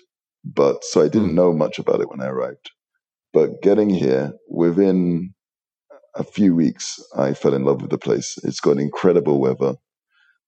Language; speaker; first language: English; native; English